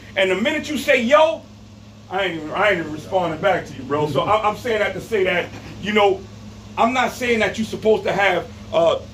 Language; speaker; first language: English; native; English